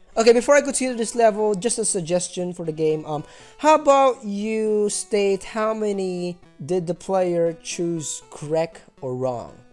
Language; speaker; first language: English; non-native, local second language; Filipino